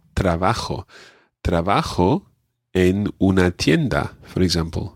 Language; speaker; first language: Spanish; non-native, fluent; English